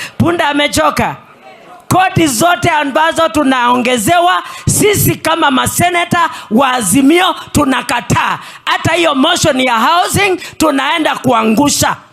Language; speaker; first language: Swahili; non-native, local second language; Kamba